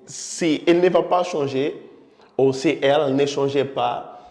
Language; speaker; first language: French; non-native, fluent; Portuguese